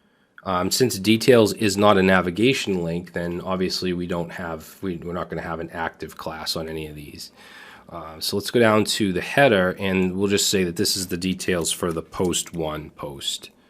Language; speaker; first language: English; native; English